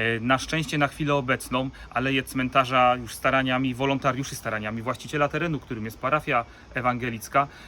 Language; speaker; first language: Polish; native; Polish